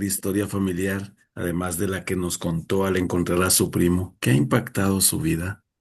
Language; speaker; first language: Spanish; native; Spanish